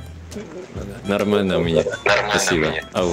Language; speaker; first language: Russian; non-native, learner; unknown